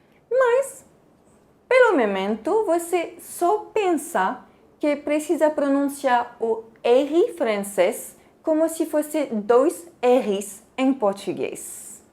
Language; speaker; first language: Portuguese; non-native, fluent; French